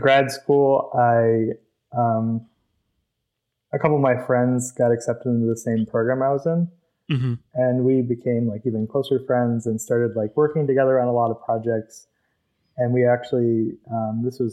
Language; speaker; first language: English; native; English